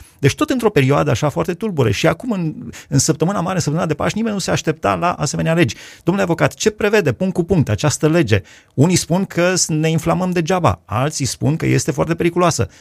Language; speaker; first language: Romanian; native; Romanian